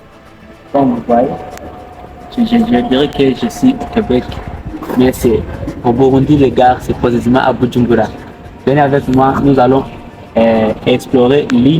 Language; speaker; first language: French; non-native, local second language; Rundi